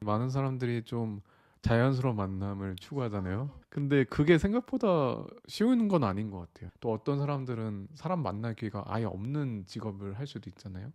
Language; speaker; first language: Korean; native; Korean